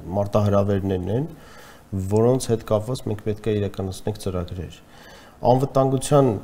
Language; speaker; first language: Armenian; native; Armenian